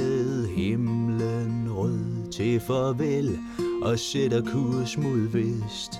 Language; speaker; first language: Danish; native; Danish